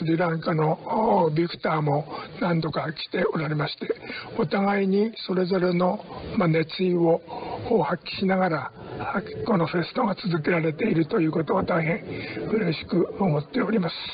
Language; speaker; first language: Japanese; native; Japanese